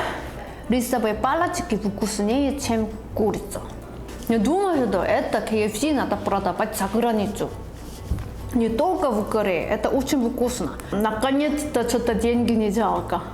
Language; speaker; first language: Russian; non-native, learner; Korean